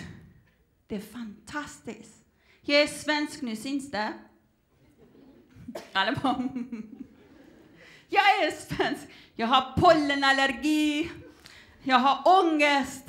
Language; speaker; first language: Swedish; non-native, fluent; Persian